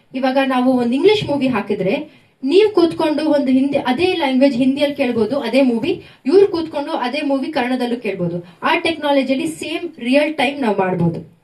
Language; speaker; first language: Kannada; non-native, local second language; Tamil